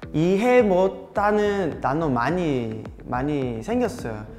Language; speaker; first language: Korean; non-native, learner; Portuguese